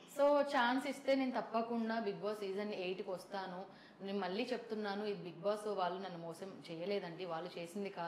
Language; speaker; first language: Telugu; native; Telugu